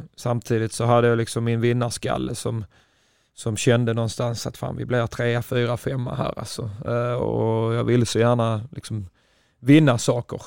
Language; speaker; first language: Swedish; native; Swedish